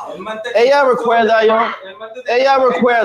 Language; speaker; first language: Spanish; non-native, learner; English